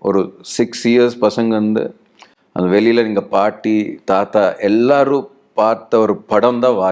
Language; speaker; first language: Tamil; non-native, learner; Telugu